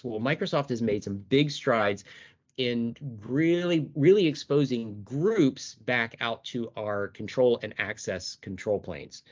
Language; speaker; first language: English; native; English